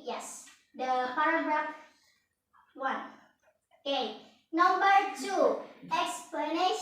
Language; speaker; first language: English; non-native, learner; Indonesian